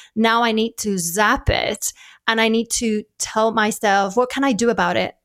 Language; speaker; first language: English; non-native, fluent; Spanish